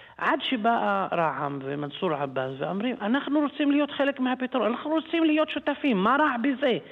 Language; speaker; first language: Hebrew; non-native, local second language; Arabic